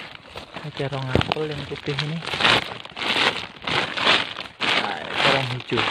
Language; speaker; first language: Indonesian; non-native, local second language; Javanese